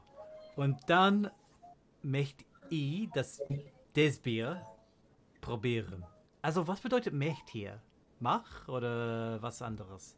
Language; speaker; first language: German; non-native, learner; English